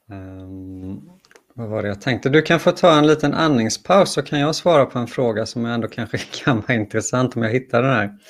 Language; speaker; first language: Swedish; native; Swedish